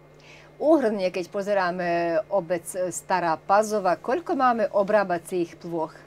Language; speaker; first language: Slovak; native; Slovak